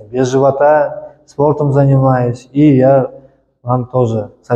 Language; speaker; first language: Russian; non-native, local second language; Uzbek